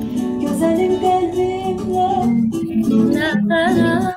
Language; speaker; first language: Turkish; non-native, learner; Arabic